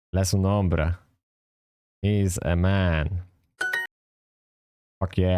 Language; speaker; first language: Spanish; non-native, learner; Polish